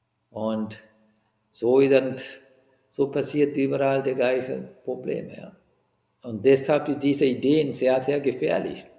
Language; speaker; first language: German; non-native, fluent; Sinhala